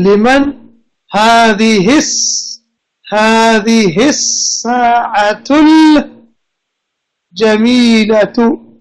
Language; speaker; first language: Arabic; non-native, fluent; English